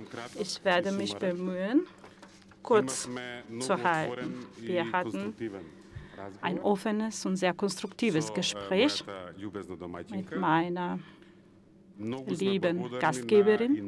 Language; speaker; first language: German; non-native, fluent; Macedonian